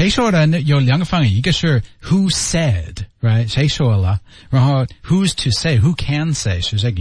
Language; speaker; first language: Chinese; non-native, learner; English